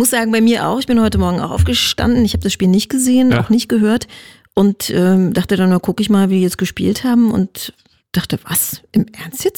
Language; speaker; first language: German; native; German